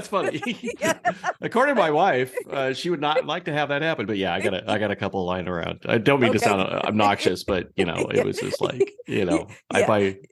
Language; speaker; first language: English; native; English